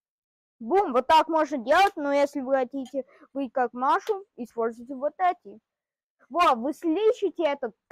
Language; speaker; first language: Russian; early bilingual, heritage; Russian